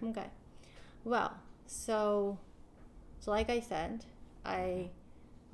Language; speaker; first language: English; non-native, fluent; Japanese